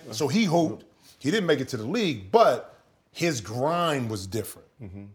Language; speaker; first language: English; native; English